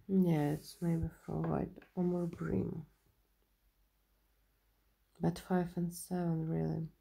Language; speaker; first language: English; non-native, learner; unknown